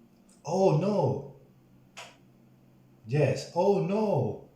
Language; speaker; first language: English; non-native, learner; Spanish